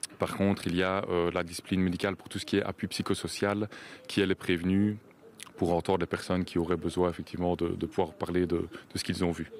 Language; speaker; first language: French; native; French